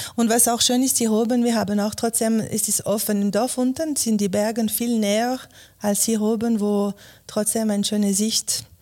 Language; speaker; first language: German; non-native, local second language; French